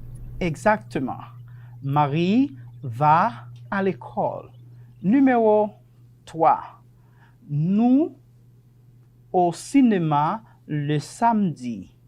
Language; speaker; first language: French; non-native, fluent; Spanish